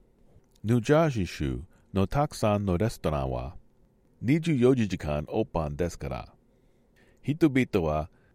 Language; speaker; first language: Japanese; non-native, learner; English